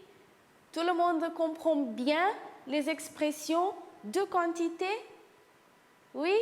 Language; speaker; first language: French; non-native, fluent; Portuguese